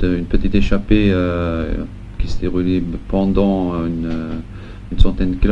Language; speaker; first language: French; non-native, local second language; Luxembourgish